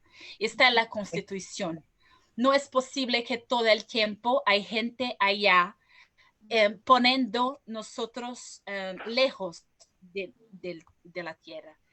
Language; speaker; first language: Spanish; non-native, fluent; Portuguese